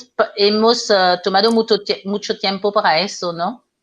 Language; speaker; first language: Spanish; non-native, learner; French